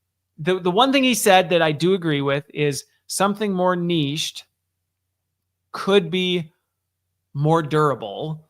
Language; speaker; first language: English; native; English